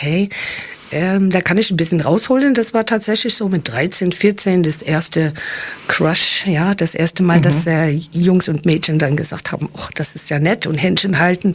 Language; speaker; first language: German; non-native, fluent; English